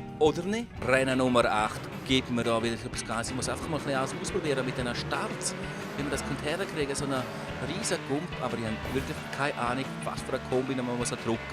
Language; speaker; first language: German; native; German